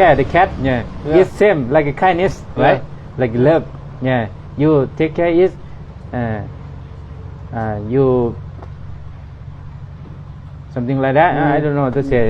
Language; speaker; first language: English; non-native, learner; Thai